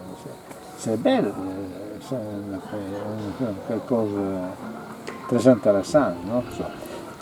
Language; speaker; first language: French; non-native, learner; Italian